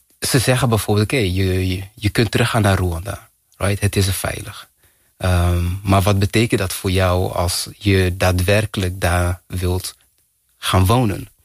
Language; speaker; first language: Dutch; early bilingual, other home language; Kinyarwanda